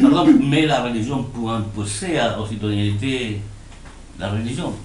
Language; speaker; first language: French; non-native, fluent; Spanish